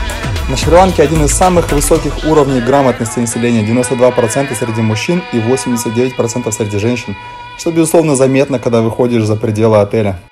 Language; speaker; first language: Russian; native; Russian